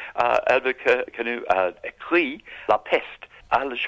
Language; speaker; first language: French; non-native, learner; English